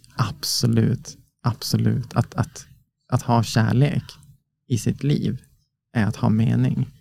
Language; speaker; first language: Swedish; native; Swedish